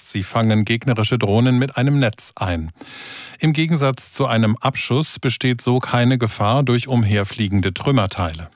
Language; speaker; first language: German; native; German